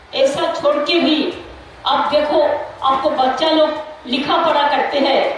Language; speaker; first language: Hindi; non-native, local second language; Bangla